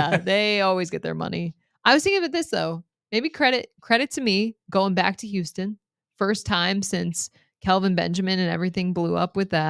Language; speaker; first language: English; native; English